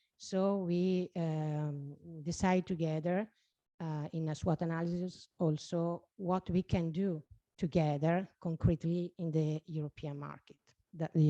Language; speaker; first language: English; non-native, fluent; Italian